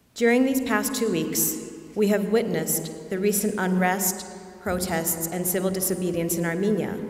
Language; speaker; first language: English; native; English